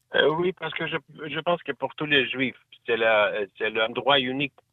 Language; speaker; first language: French; non-native, learner; Russian